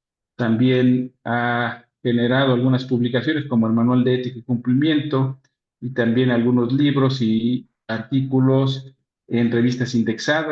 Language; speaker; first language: Spanish; native; Spanish